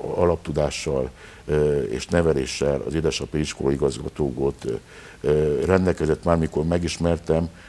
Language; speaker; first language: Hungarian; native; Hungarian